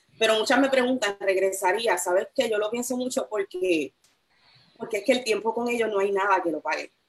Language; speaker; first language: Spanish; native; Spanish